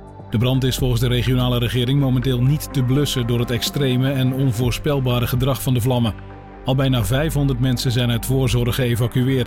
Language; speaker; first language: Dutch; native; Dutch